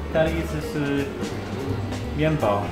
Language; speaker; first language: Chinese; non-native, fluent; German